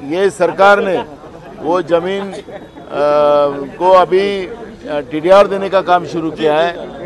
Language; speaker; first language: Hindi; non-native, local second language; Marathi